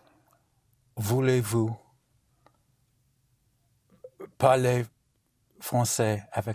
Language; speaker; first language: French; non-native, learner; English